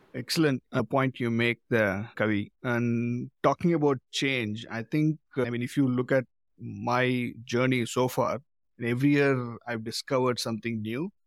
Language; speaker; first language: English; non-native, local second language; Tamil